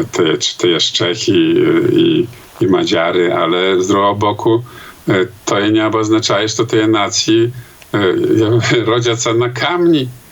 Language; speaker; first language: Polish; non-native, local second language; Belarusian